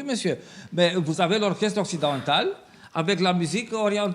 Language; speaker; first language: French; non-native, fluent; Romanian